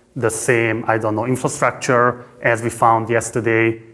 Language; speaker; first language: English; non-native, fluent; Hungarian